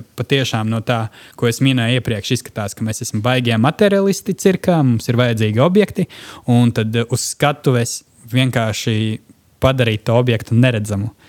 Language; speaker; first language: Latvian; non-native, local second language; Russian